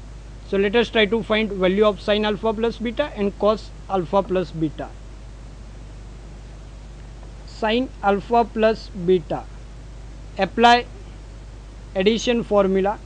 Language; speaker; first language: English; non-native, local second language; Gujarati